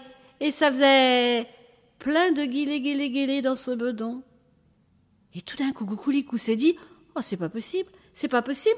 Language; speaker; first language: French; native; French